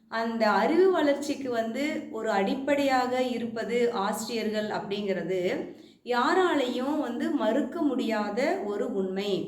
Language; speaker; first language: Tamil; native; Tamil